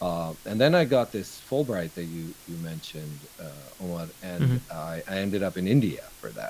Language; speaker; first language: English; non-native, local second language; Urdu